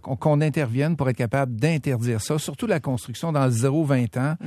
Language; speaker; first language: French; native; French